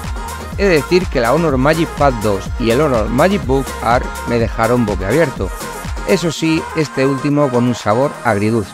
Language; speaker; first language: Spanish; native; Spanish